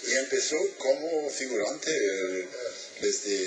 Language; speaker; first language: Spanish; non-native, fluent; French